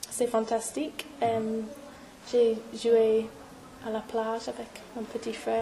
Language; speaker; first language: French; non-native, learner; English